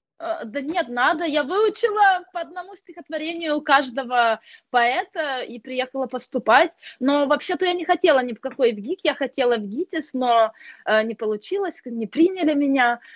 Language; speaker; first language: Russian; non-native, fluent; Lithuanian